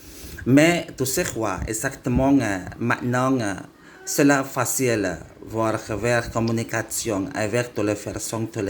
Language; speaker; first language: French; non-native, learner; Indonesian